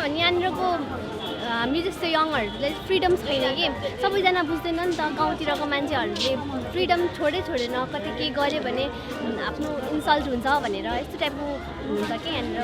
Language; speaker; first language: Nepali; non-native, local second language; Maithili